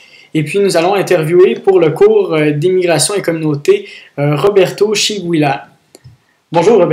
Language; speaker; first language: French; native; French